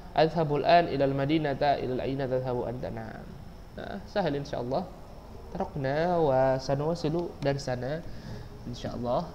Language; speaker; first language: Arabic; non-native, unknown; Indonesian